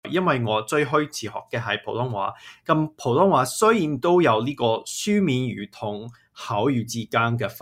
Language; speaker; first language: Chinese; non-native, fluent; English